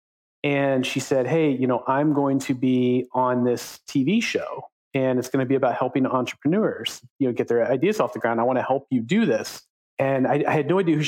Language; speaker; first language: English; native; English